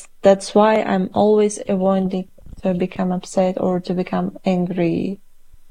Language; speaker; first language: English; non-native, fluent; Uzbek